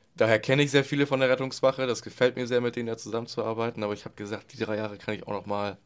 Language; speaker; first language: German; native; German